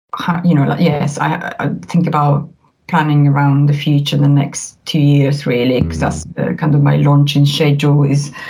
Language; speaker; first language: English; non-native, fluent; Italian